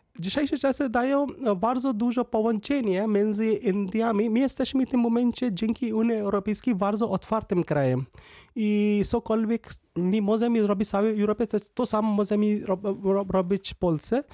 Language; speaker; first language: Polish; non-native, fluent; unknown